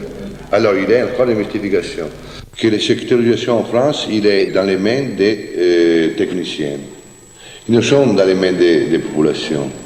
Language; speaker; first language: French; non-native, fluent; Italian